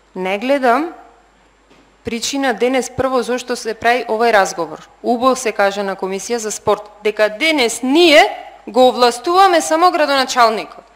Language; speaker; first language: Macedonian; native; Macedonian